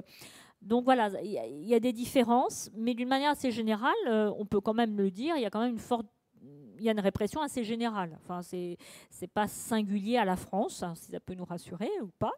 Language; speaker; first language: French; native; French